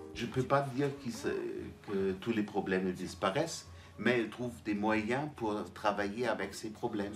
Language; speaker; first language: French; non-native, fluent; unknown